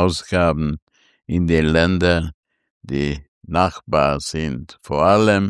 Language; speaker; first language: German; non-native, fluent; Hungarian